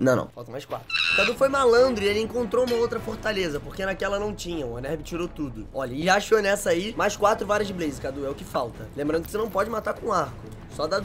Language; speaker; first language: Portuguese; native; Portuguese